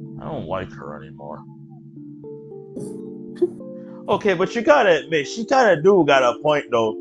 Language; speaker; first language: English; native; English